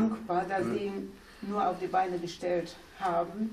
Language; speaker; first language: German; non-native, fluent; Slovenian